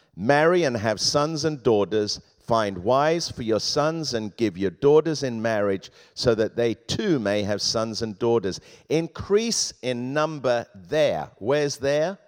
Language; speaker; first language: English; native; English